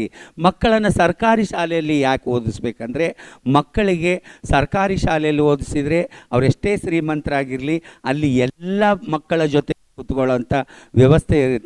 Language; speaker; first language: Kannada; native; Kannada